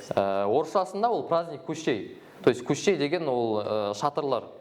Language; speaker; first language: Russian; non-native, local second language; Kazakh